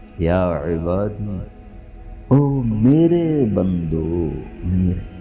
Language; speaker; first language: Urdu; non-native, local second language; Punjabi